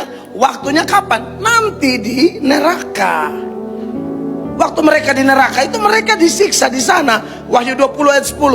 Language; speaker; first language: Indonesian; native; Indonesian